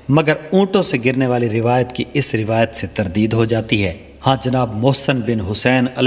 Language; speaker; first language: Urdu; non-native, local second language; Saraiki